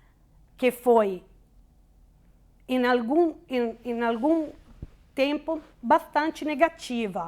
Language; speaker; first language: Portuguese; non-native, fluent; Italian